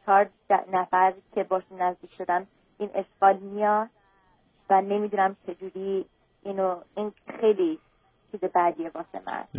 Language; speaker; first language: Persian; early bilingual, heritage; Persian